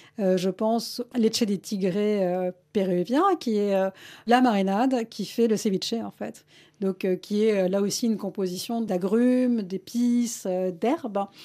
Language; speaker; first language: French; early bilingual, other home language; Malayalam